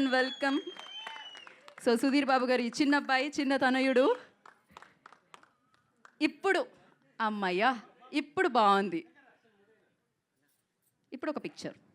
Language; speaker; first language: Telugu; native; Telugu